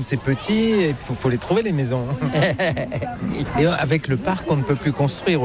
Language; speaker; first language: French; native; French